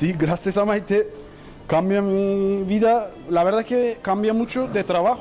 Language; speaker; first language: Spanish; non-native, learner; Turkish